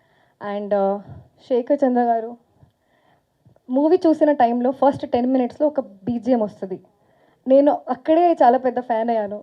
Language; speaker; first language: Telugu; non-native, fluent; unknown